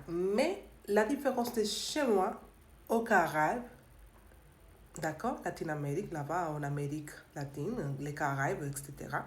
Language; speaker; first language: French; non-native, learner; Spanish